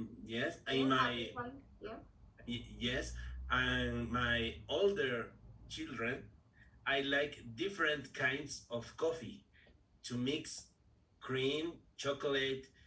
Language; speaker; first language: English; non-native, learner; Spanish